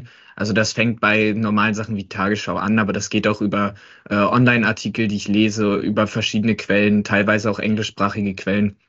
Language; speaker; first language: German; native; German